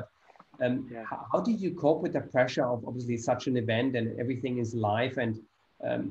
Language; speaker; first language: English; non-native, fluent; German